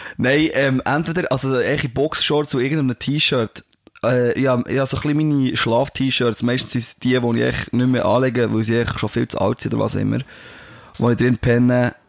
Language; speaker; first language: German; native; German